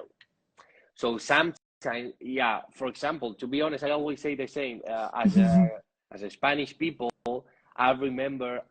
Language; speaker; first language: English; non-native, learner; Spanish